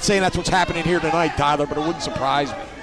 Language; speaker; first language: English; native; English